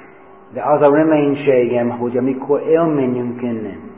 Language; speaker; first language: Hungarian; non-native, learner; English